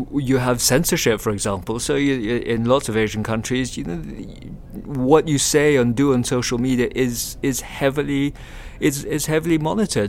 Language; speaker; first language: English; non-native, local second language; Chinese